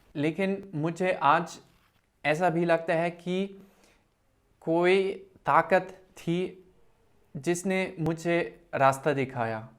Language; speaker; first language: Hindi; non-native, fluent; German